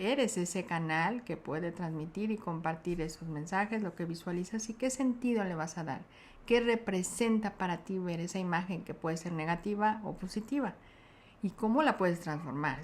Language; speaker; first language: Spanish; native; Spanish